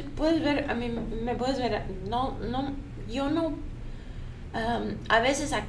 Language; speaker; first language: Spanish; early bilingual, heritage; Spanish